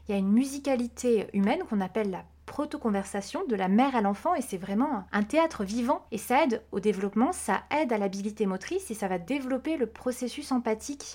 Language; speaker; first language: French; native; French